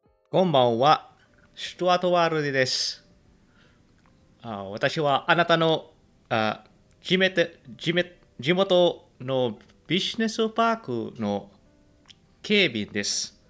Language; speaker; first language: Japanese; non-native, learner; English